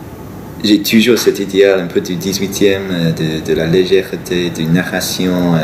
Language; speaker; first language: French; non-native, fluent; English